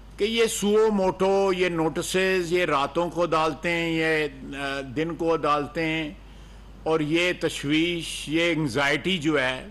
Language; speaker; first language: Urdu; non-native, local second language; Punjabi